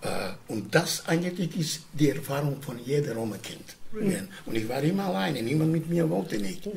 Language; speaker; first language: German; non-native, learner; Romany